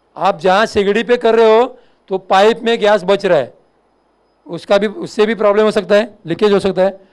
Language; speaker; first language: Hindi; non-native, local second language; Marathi